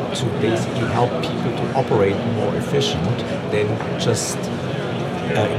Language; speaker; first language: English; non-native, fluent; German